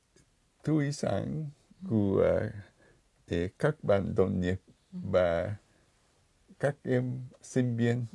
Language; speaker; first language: Vietnamese; non-native, fluent; Japanese